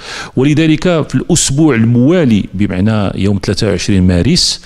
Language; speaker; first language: Arabic; native; Arabic